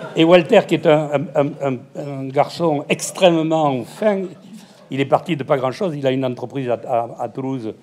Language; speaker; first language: French; native; French